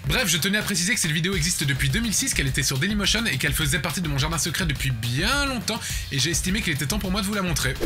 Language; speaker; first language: French; native; French